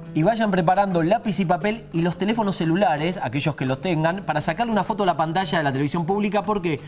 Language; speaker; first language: Spanish; native; Spanish